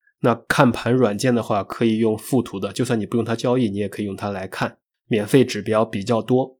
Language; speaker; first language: Chinese; native; Chinese